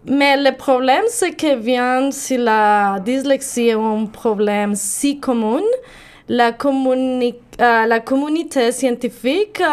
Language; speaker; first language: French; non-native, learner; Spanish